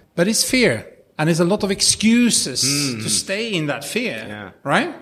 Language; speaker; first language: English; non-native, fluent; Norwegian